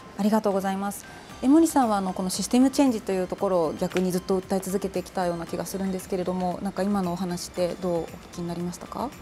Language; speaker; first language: Japanese; native; Japanese